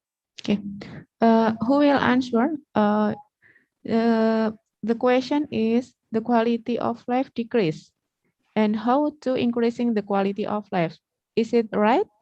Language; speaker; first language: English; non-native, learner; Indonesian